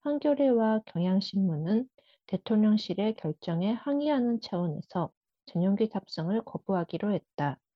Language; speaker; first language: Korean; early bilingual, heritage; Korean